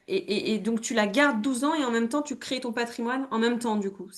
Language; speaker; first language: French; native; French